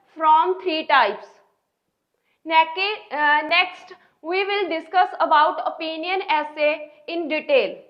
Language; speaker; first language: English; non-native, local second language; Punjabi